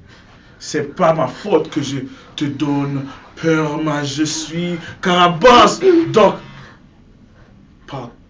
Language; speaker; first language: French; non-native, learner; English